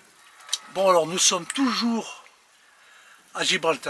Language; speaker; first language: French; native; French